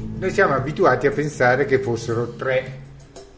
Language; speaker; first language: Italian; native; Italian